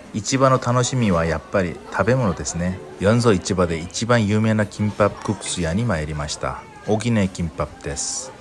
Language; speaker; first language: Japanese; non-native, fluent; Korean